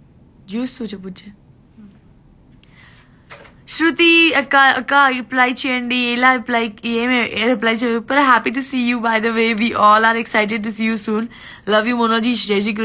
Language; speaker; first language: Telugu; non-native, learner; Gujarati